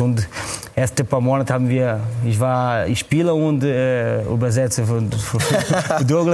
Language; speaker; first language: German; non-native, fluent; Portuguese